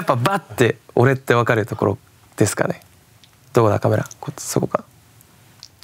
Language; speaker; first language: Japanese; native; Japanese